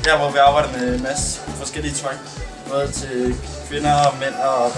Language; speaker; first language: Danish; native; Danish